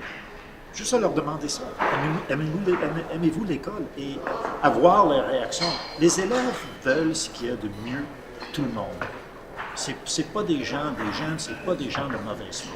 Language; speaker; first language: French; native; French